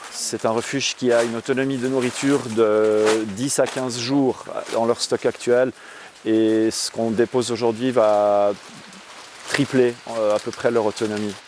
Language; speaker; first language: French; native; French